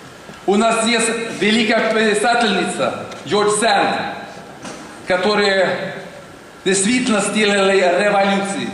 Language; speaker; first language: Russian; non-native, learner; Swedish